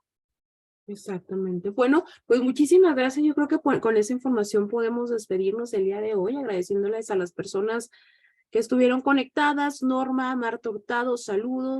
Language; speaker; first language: Spanish; native; Spanish